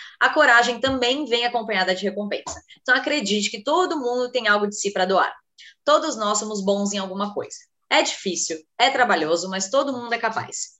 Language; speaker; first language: Portuguese; native; Portuguese